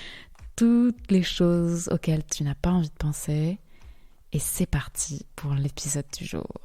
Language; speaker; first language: French; native; French